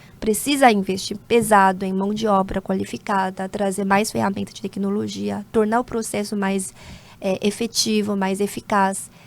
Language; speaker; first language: Portuguese; non-native, fluent; Korean